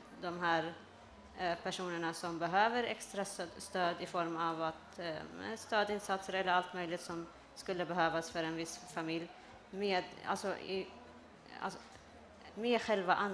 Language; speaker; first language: Swedish; early bilingual, other home language; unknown